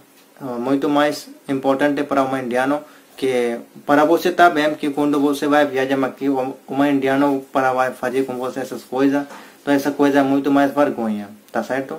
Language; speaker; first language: Portuguese; non-native, learner; Hindi